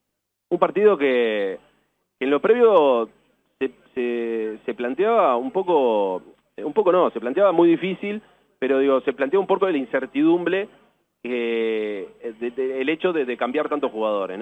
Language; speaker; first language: Spanish; native; Spanish